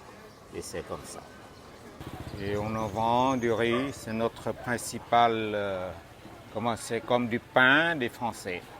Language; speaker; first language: French; non-native, fluent; Vietnamese